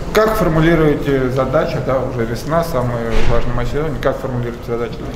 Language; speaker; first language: Russian; native; Russian